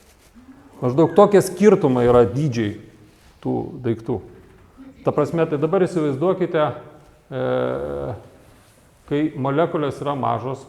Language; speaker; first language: Lithuanian; native; Lithuanian